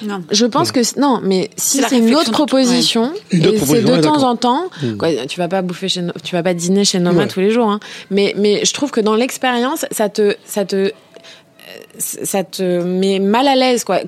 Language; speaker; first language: French; native; French